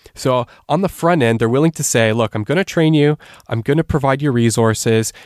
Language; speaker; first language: English; native; English